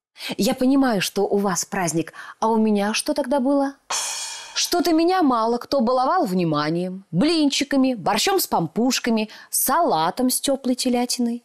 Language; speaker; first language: Russian; native; Russian